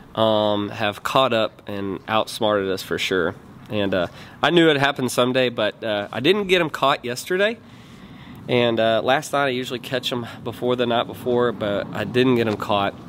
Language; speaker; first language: English; native; English